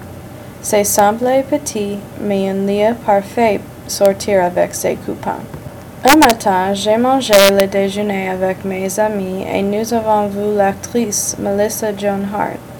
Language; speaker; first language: French; non-native, learner; English